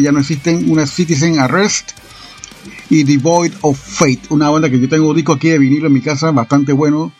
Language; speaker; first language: Spanish; native; Spanish